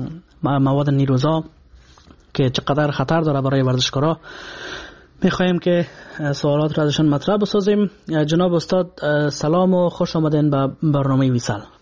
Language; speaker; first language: Persian; native; Persian